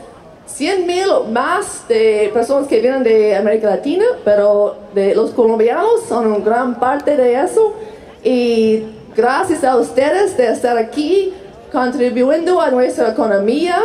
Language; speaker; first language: Spanish; non-native, fluent; English